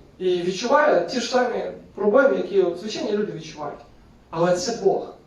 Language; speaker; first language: Ukrainian; non-native, local second language; Russian